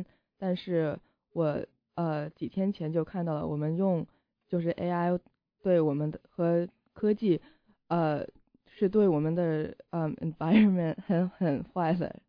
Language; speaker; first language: Chinese; early bilingual, heritage; Chinese